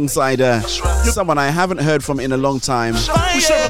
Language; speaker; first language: English; non-native, local second language; Yoruba